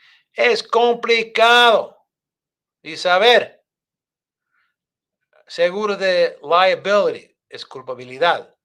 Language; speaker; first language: Spanish; non-native, fluent; English